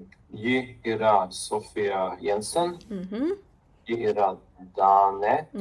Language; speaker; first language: Lithuanian; non-native, learner; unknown